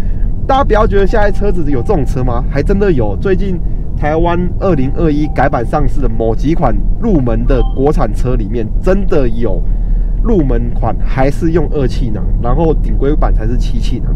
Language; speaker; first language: Chinese; native; Chinese